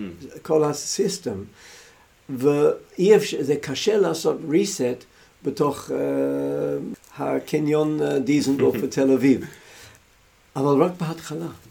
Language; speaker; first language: Hebrew; non-native, fluent; English